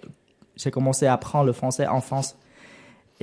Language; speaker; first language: French; non-native, learner; Vietnamese